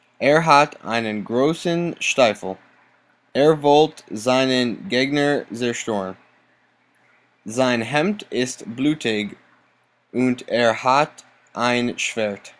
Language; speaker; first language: German; non-native, learner; English